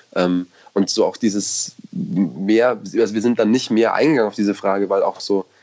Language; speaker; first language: German; native; German